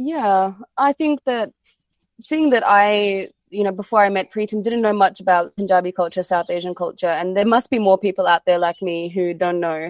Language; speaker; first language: English; native; English